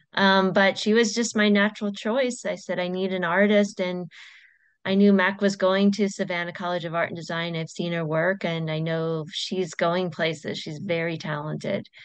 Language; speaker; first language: English; native; English